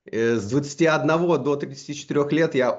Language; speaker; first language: Russian; native; Russian